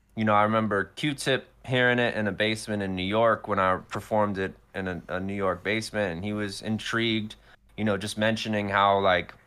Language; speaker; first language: English; native; English